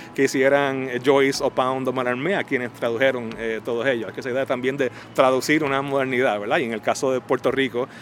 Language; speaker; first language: Spanish; native; Spanish